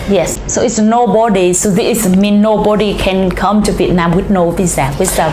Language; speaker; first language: English; non-native, learner; Vietnamese